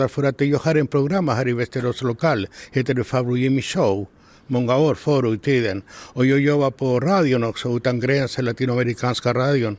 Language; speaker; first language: Swedish; non-native, learner; Spanish